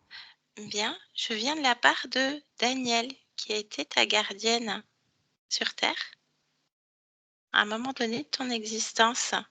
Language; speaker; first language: French; native; French